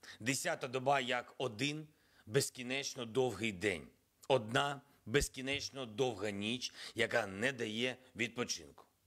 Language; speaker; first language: Ukrainian; non-native, local second language; Russian